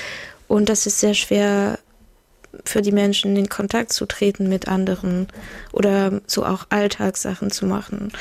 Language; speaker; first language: German; non-native, fluent; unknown